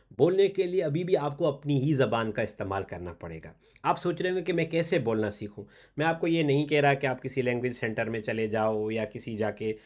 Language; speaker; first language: Urdu; non-native, local second language; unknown